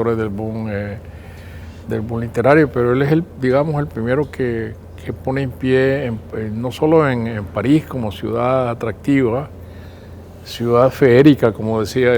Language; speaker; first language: Spanish; native; Spanish